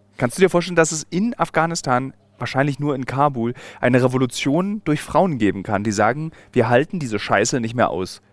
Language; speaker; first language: German; native; German